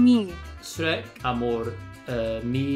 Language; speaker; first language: Spanish; non-native, learner; English